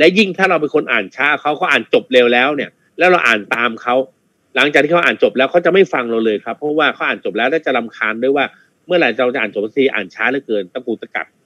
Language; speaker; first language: Thai; native; Thai